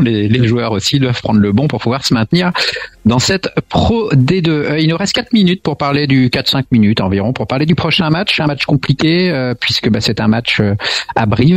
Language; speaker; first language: French; native; French